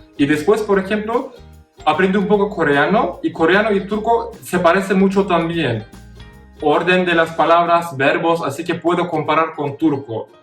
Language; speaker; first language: Spanish; non-native, fluent; Turkish